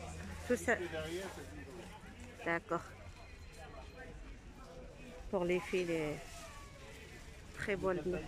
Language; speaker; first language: French; non-native, learner; Arabic